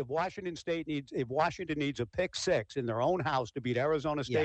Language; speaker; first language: English; native; English